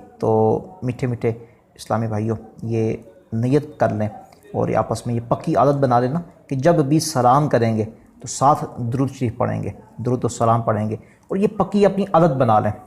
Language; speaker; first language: Urdu; non-native, local second language; Punjabi